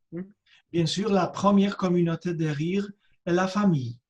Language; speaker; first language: French; non-native, fluent; Polish